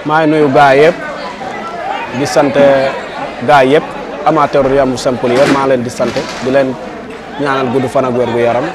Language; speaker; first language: Wolof; native; Wolof